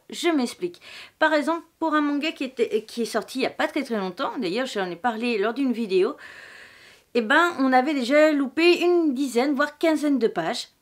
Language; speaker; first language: French; native; French